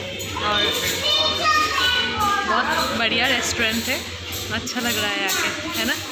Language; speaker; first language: Hindi; non-native, local second language; Bangla